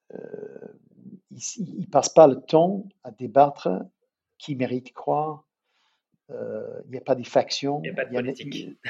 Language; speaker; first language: French; non-native, fluent; English